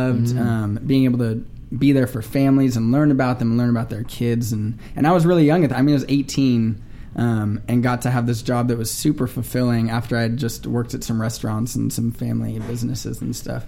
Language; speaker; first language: English; native; English